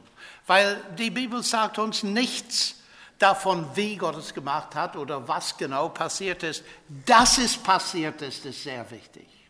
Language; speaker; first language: German; non-native, fluent; English